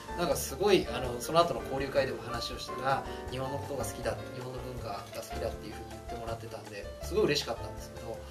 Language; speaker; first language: Japanese; native; Japanese